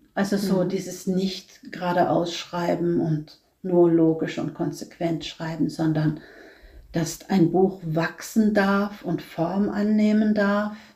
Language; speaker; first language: German; non-native, fluent; Norwegian